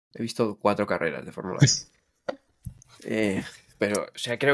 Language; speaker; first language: Spanish; native; Spanish